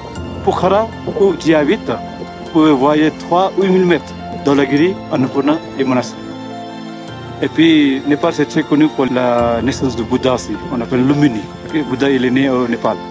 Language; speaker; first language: French; non-native, learner; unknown